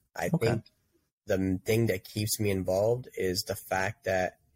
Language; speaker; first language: English; native; English